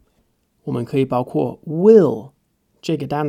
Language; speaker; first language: Chinese; non-native, fluent; English